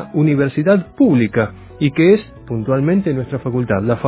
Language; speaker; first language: Spanish; native; Spanish